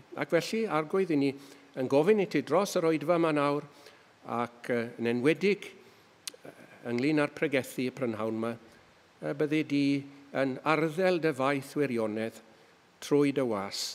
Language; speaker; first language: Welsh; native; Welsh